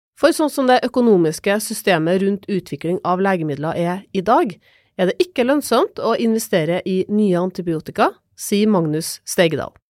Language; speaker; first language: Norwegian; native; Norwegian